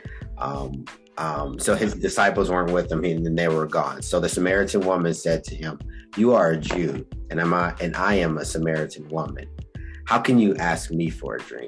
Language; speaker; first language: English; native; English